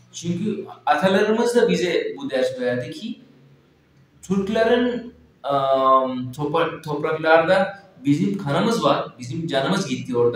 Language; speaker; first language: Turkish; non-native, fluent; Urdu